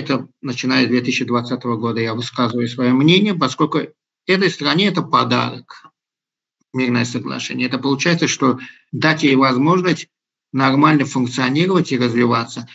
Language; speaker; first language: Russian; non-native, local second language; Azerbaijani